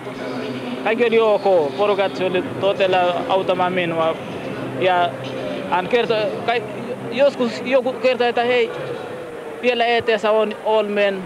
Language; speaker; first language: Finnish; non-native, learner; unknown